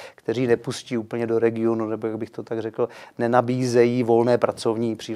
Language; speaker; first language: Czech; native; Czech